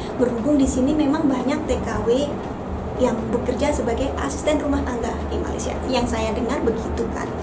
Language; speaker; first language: Indonesian; native; Indonesian